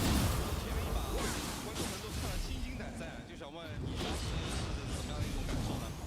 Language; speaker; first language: Chinese; native; Chinese